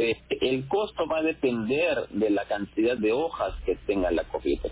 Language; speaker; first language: Spanish; native; Spanish